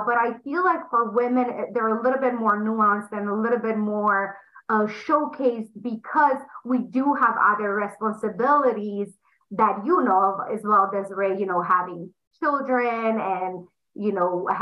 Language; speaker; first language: English; non-native, fluent; Romanian